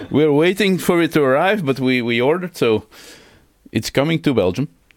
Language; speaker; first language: English; non-native, fluent; Dutch